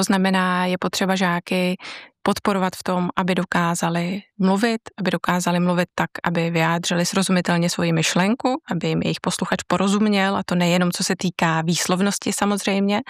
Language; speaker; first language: Czech; native; Czech